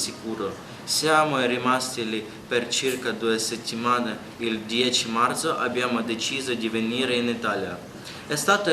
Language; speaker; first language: Italian; non-native, learner; Ukrainian